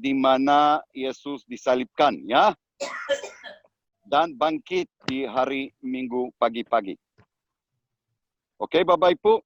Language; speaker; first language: Indonesian; non-native, learner; Hebrew